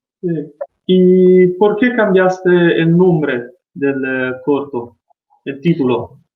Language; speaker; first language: Spanish; non-native, fluent; Italian